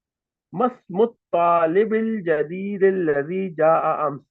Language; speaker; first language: Arabic; non-native, fluent; Urdu